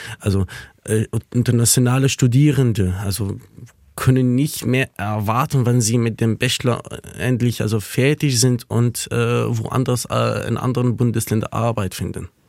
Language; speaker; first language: German; non-native, fluent; Kurdish